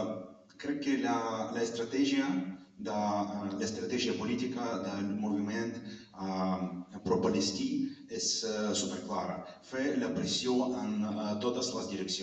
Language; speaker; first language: Catalan; non-native, fluent; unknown